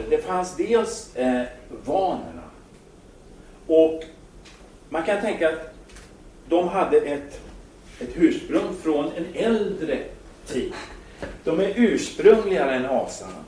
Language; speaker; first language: Swedish; native; Swedish